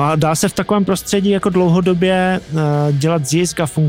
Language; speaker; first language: Czech; native; Czech